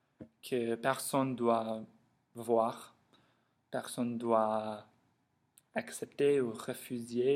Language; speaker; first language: French; non-native, learner; English